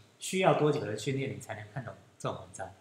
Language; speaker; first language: Chinese; native; Chinese